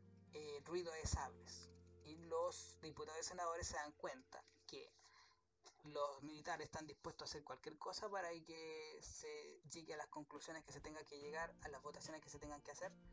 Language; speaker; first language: Spanish; native; Spanish